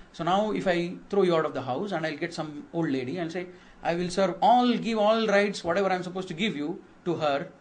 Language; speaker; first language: English; non-native, local second language; Kannada